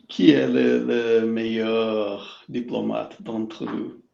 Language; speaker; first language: French; non-native, fluent; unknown